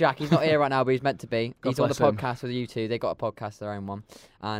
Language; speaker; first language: English; native; English